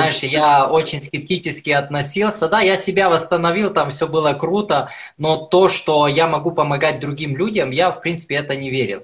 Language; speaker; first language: Russian; native; Russian